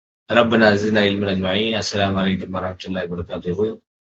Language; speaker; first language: Arabic; non-native, fluent; Tamil